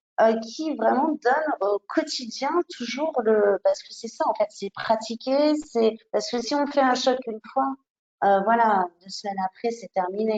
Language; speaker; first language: French; native; French